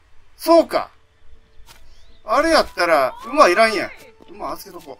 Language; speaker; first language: Japanese; native; Japanese